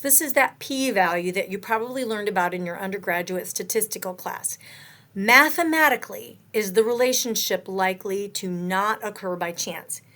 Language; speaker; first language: English; native; English